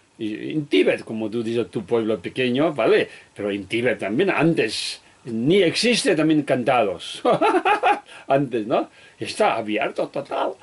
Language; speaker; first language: Spanish; non-native, learner; Tibetan